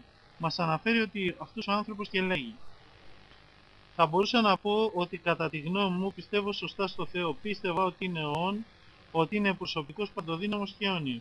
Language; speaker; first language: Greek; native; Greek